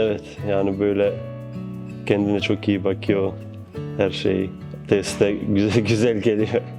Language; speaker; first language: Turkish; non-native, fluent; Bosnian